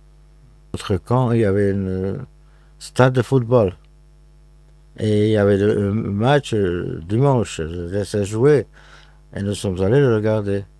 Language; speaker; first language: French; non-native, fluent; Hungarian